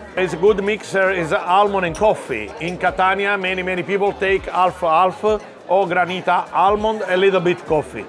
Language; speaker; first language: English; non-native, learner; Italian